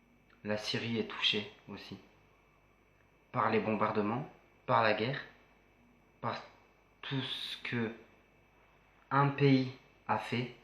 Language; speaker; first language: French; native; French